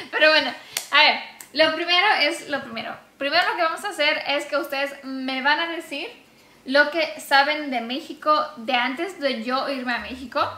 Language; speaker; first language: Spanish; non-native, fluent; Romanian